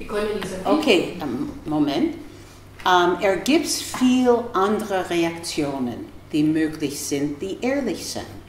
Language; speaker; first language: German; non-native, fluent; English